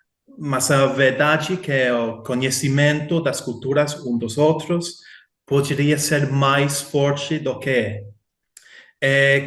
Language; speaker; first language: Portuguese; non-native, fluent; English